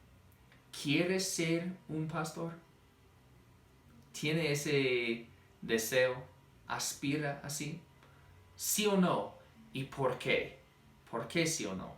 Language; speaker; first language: Spanish; non-native, fluent; English